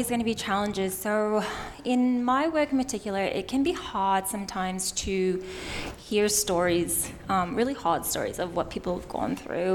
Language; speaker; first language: English; native; English